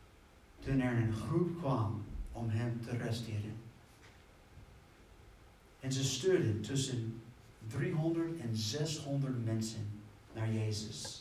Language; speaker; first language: Dutch; non-native, fluent; English